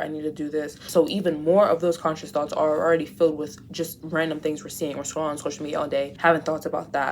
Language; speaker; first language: English; native; English